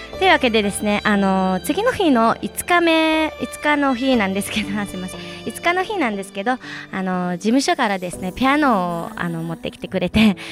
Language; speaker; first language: Japanese; non-native, fluent; Mongolian